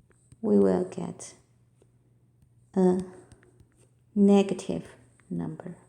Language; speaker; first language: English; non-native, fluent; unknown